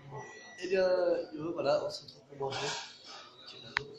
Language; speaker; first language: French; native; French